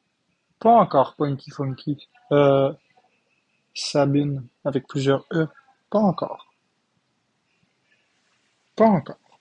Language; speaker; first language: French; native; French